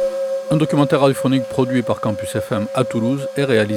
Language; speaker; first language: French; native; French